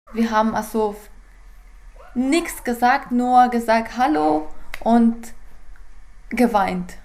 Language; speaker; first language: German; non-native, fluent; Persian